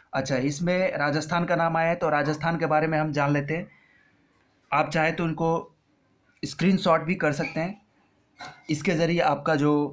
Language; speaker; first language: Hindi; non-native, local second language; Bangla